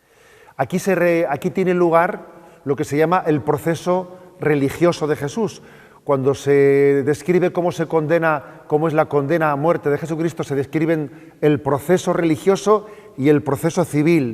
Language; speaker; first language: Spanish; native; Spanish